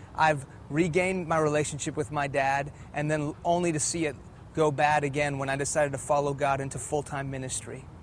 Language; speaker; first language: English; early bilingual, other home language; Persian